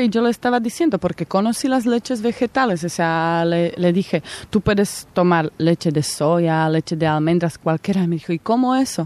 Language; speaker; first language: Spanish; non-native, fluent; Slovak